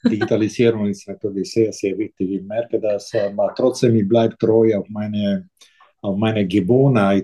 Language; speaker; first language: German; non-native, fluent; Italian